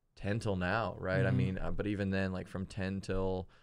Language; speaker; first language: English; early bilingual, other home language; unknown